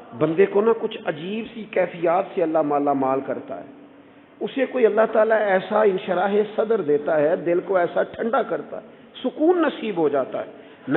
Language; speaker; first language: Urdu; non-native, local second language; Punjabi